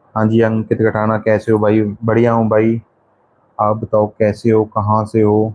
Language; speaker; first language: Hindi; non-native, local second language; Punjabi